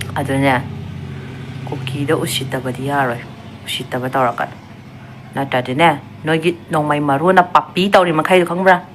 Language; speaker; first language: Manipuri; non-native, local second language; Thado Chin